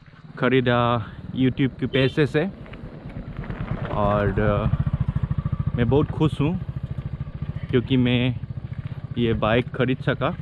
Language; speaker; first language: Hindi; non-native, local second language; Assamese